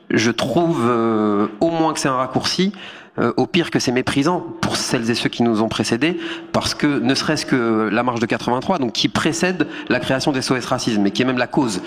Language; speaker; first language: French; native; French